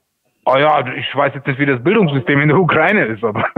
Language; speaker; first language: German; native; German